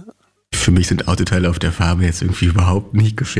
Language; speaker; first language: German; native; German